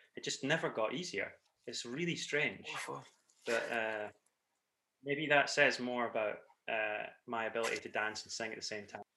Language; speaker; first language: English; native; English